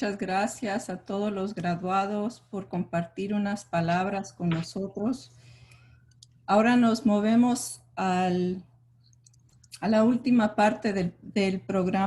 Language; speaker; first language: Spanish; early bilingual, heritage; Spanish